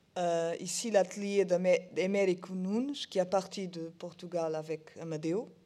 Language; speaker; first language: French; non-native, learner; Portuguese